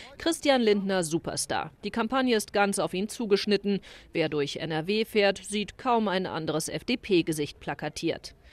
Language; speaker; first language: German; native; German